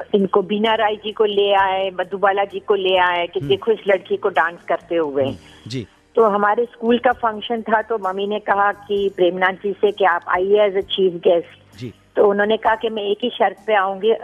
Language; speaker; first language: Hindi; non-native, local second language; Gujarati